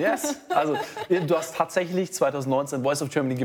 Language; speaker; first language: German; native; German